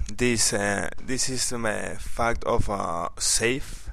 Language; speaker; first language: English; non-native, learner; Spanish